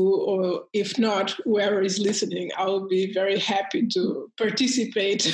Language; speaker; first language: English; early bilingual, heritage; Portuguese